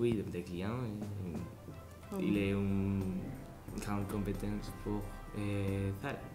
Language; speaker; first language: French; non-native, learner; Spanish